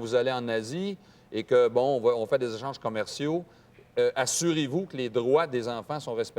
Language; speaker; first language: French; native; French